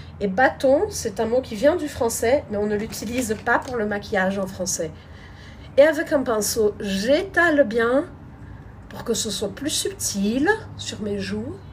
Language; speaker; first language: French; non-native, fluent; Portuguese